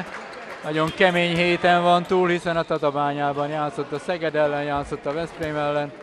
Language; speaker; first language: Hungarian; native; Hungarian